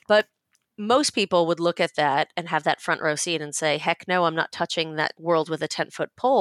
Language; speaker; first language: English; native; English